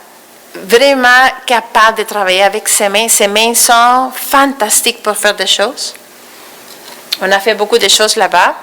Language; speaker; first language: French; non-native, fluent; Spanish